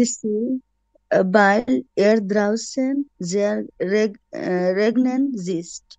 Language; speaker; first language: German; non-native, learner; Bangla